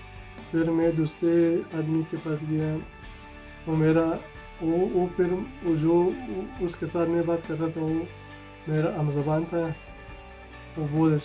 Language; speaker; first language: Hindi; non-native, fluent; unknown